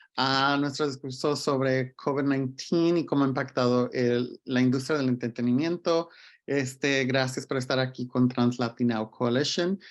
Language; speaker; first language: Spanish; early bilingual, other home language; English